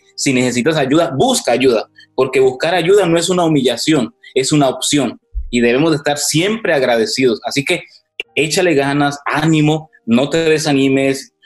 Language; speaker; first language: Spanish; native; Spanish